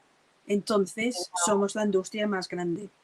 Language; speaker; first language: Spanish; non-native, fluent; English